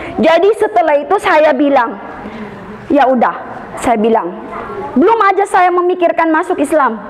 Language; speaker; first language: Indonesian; non-native, fluent; Filipino